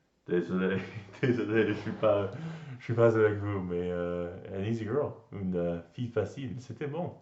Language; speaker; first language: French; non-native, learner; English